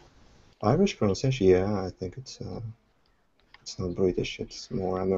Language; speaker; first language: English; non-native, learner; Russian